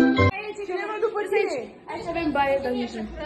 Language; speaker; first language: Romanian; early bilingual, heritage; Romanian